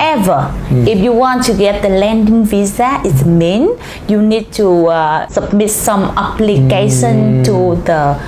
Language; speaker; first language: English; non-native, learner; Vietnamese